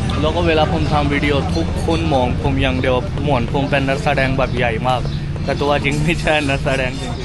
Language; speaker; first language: Thai; non-native, fluent; Urdu